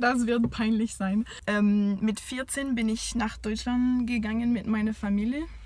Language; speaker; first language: German; non-native, fluent; French